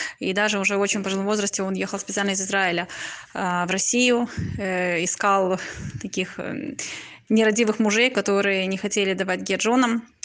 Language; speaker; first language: Russian; native; Russian